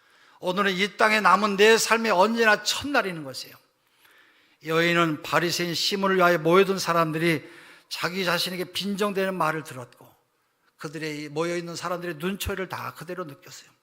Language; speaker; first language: Korean; native; Korean